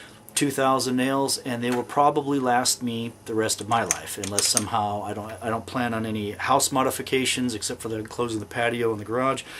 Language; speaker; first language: English; native; English